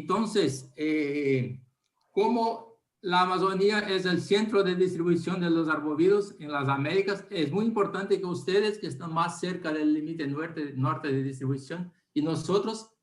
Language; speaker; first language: Spanish; non-native, learner; Portuguese